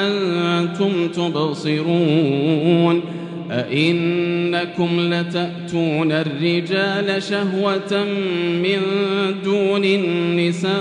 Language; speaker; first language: Arabic; native; Arabic